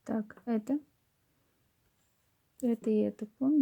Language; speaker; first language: Russian; native; Russian